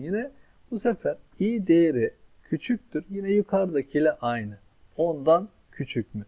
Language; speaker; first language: Turkish; native; Turkish